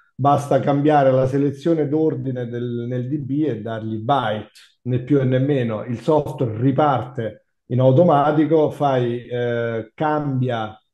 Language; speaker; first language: Italian; native; Italian